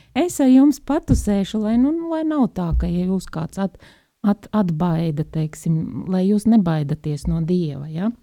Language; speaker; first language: Latvian; native; Latvian